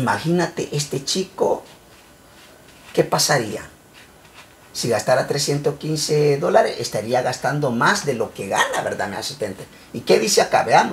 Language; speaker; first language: Spanish; native; Spanish